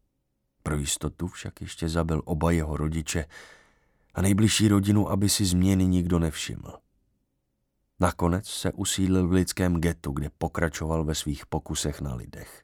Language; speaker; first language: Czech; native; Czech